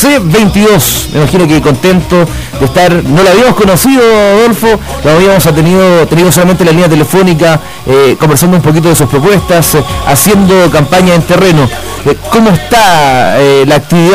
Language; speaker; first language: Spanish; native; Spanish